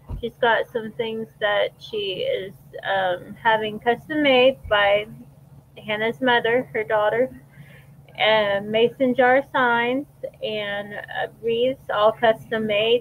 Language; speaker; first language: English; native; English